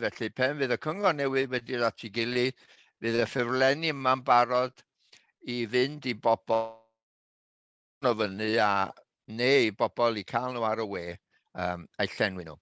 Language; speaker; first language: Welsh; native; Welsh